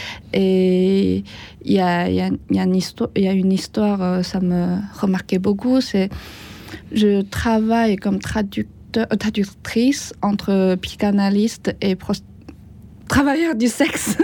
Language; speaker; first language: French; non-native, learner; Chinese